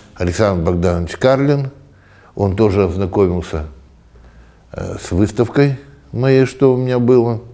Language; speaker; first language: Russian; native; Russian